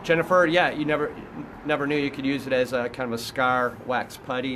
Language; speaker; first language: English; native; English